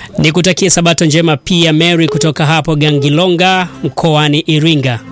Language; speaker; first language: Swahili; native; Swahili